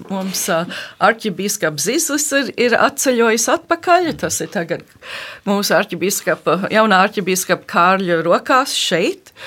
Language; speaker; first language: Latvian; early bilingual, heritage; Latvian